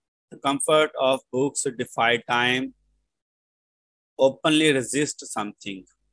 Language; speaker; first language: English; non-native, local second language; Urdu